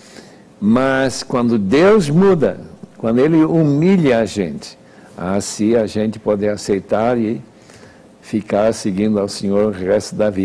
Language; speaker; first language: Portuguese; non-native, fluent; English